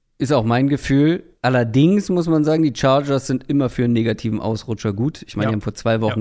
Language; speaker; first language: German; native; German